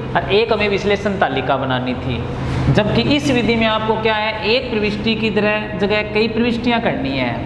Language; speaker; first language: Hindi; native; Hindi